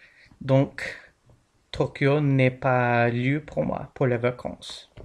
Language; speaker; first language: French; non-native, learner; English